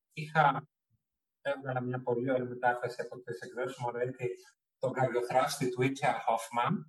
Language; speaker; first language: Greek; early bilingual, heritage; Greek